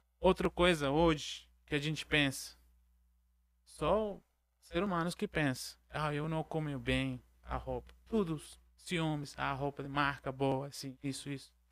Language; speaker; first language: Portuguese; non-native, learner; Arabic